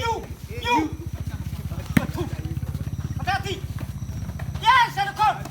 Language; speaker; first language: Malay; non-native, local second language; Nias